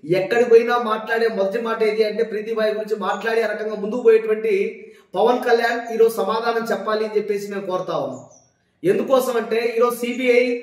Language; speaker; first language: Telugu; native; Telugu